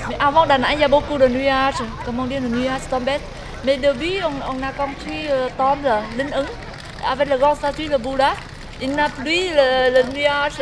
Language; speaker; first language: French; non-native, learner; Vietnamese